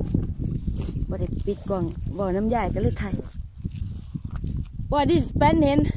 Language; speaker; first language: Danish; non-native, learner; Thai